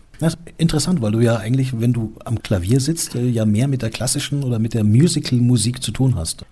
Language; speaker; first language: German; native; German